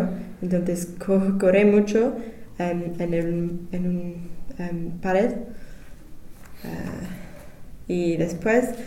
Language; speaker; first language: Spanish; non-native, learner; English